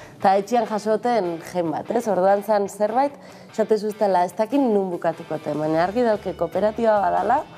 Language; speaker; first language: Basque; native; Basque